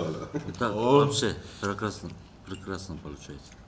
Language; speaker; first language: Russian; non-native, local second language; Uzbek